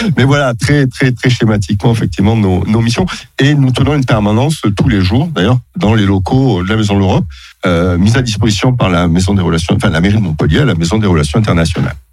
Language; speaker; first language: French; native; French